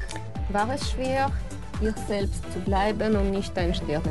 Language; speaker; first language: German; non-native, learner; Russian